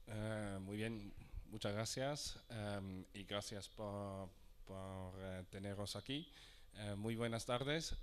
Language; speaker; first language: Spanish; non-native, fluent; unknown